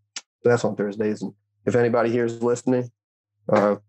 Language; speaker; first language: English; native; English